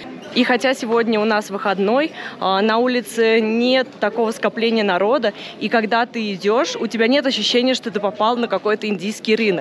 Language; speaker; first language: Russian; native; Russian